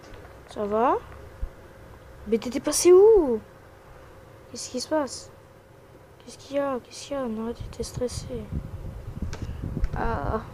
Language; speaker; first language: French; native; French